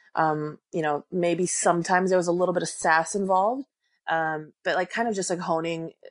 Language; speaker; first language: English; early bilingual, other home language; Korean